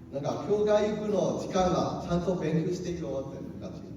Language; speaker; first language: Japanese; non-native, learner; Cantonese